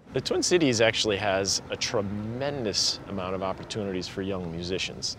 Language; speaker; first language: English; native; English